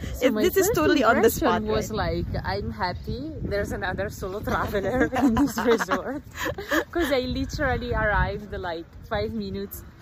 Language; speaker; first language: English; non-native, fluent; Italian